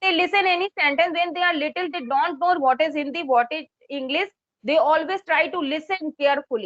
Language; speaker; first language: English; non-native, local second language; Hindi